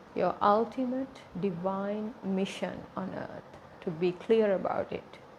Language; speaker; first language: English; non-native, local second language; Sinhala